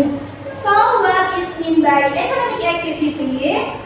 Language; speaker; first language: English; non-native, learner; Indonesian